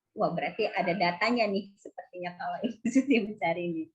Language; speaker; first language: Indonesian; native; Indonesian